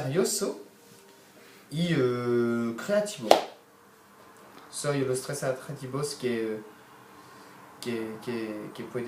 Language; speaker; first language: Spanish; non-native, learner; French